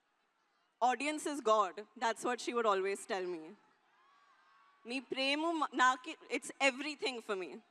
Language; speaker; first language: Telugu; non-native, learner; Hindi